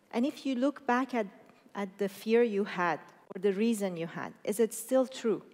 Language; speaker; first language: English; non-native, fluent; Persian